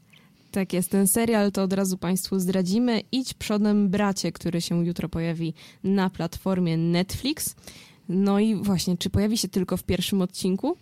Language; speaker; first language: Polish; native; Polish